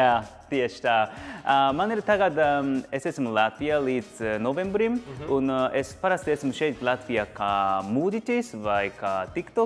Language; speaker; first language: Latvian; non-native, learner; Japanese